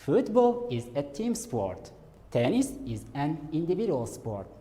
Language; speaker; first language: English; non-native, fluent; Kazakh